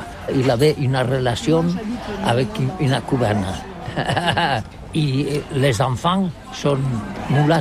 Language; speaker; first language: French; non-native, learner; Catalan